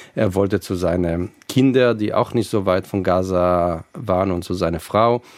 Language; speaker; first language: German; non-native, fluent; Hebrew